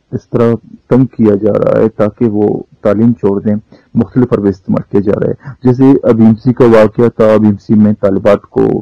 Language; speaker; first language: Urdu; non-native, local second language; Baluchi